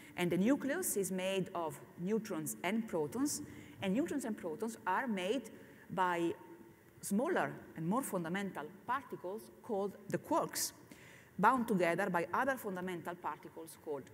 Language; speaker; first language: English; non-native, fluent; Italian